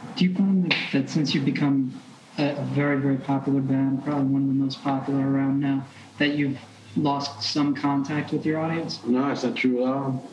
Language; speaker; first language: English; non-native, fluent; Dutch